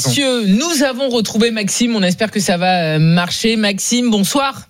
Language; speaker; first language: French; native; French